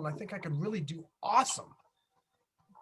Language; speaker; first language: English; native; English